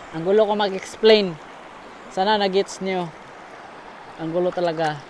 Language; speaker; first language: Filipino; non-native, local second language; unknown